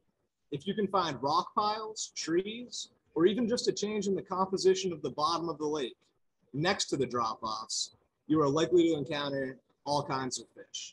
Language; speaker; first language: English; native; English